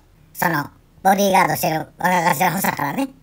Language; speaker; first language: Japanese; native; Japanese